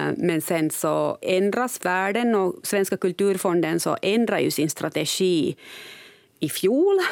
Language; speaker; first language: Swedish; native; Swedish